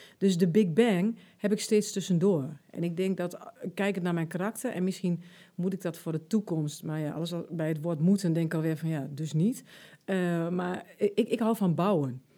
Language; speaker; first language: Dutch; early bilingual, other home language; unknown